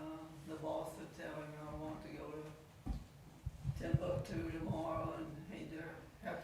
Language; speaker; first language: English; native; English